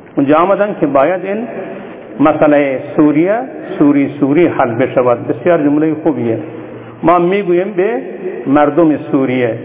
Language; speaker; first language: Persian; non-native, local second language; Baluchi